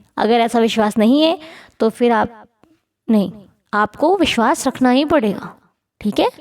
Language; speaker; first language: Hindi; native; Hindi